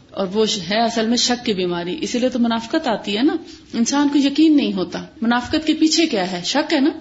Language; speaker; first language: Urdu; native; Urdu